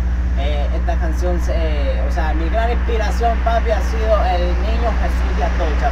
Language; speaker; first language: Spanish; native; Spanish